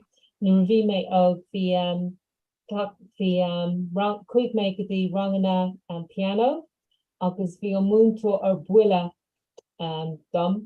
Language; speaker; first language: Irish; non-native, local second language; English